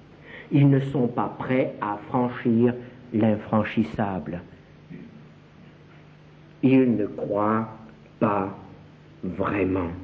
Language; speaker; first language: French; native; French